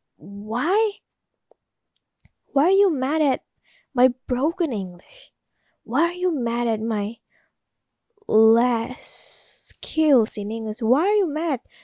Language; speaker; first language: English; non-native, learner; Indonesian